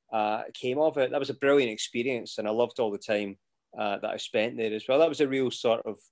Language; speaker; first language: English; native; English